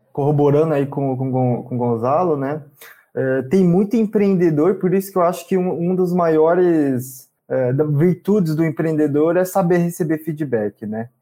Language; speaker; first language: Portuguese; native; Portuguese